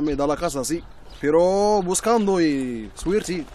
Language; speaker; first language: Spanish; native; Spanish